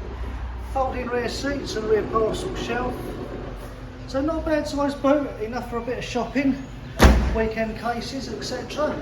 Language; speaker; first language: English; native; English